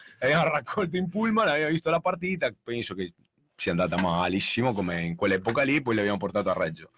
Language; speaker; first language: Italian; native; Italian